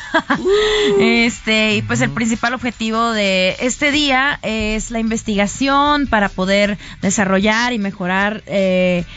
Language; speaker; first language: Spanish; native; Spanish